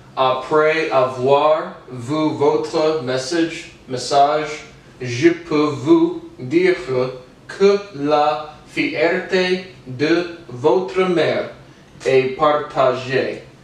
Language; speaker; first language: French; non-native, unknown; English